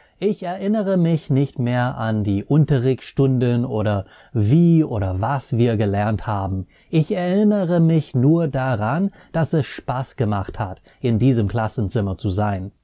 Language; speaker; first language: German; non-native, fluent; English